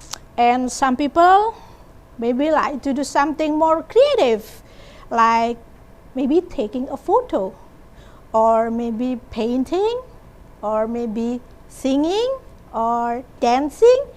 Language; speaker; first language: English; non-native, learner; Indonesian